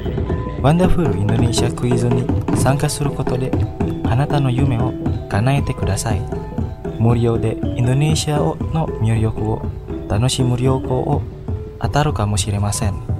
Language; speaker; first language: Japanese; non-native, fluent; Indonesian